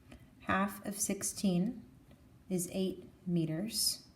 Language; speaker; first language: English; native; English